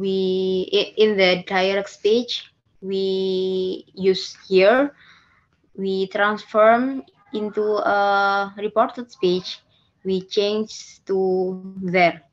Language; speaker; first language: English; non-native, learner; Indonesian